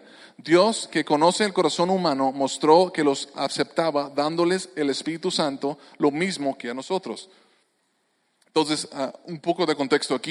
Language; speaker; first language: Spanish; native; Spanish